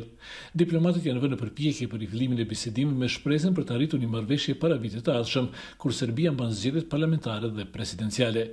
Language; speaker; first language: Albanian; native; Albanian